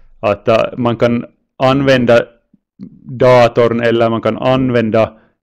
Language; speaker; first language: Swedish; non-native, local second language; Finnish